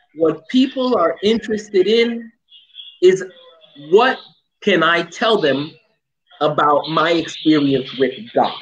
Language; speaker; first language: English; native; English